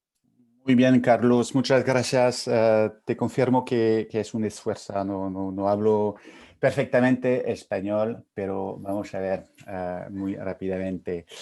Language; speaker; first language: Spanish; non-native, fluent; French